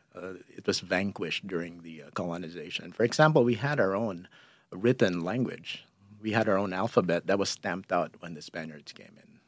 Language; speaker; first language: English; non-native, local second language; Filipino